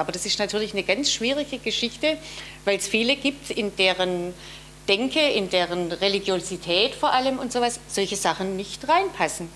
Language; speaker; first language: German; native; German